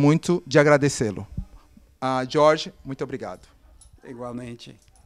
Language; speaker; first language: Portuguese; non-native, learner; English